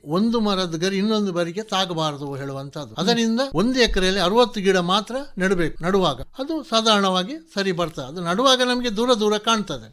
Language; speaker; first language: Kannada; non-native, local second language; Tulu